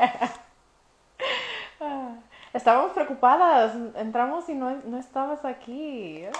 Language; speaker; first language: Spanish; early bilingual, heritage; Spanish